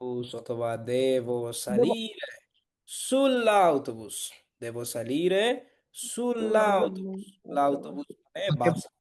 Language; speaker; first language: Italian; non-native, fluent; Bangla